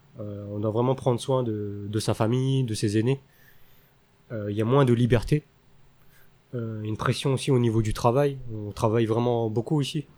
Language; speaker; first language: French; early bilingual, other home language; Min Nan Chinese